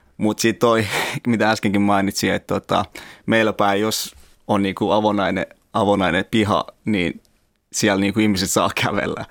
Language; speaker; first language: Finnish; early bilingual, other home language; Persian